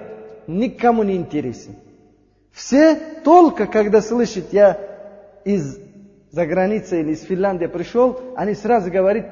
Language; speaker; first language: Russian; non-native, learner; Uzbek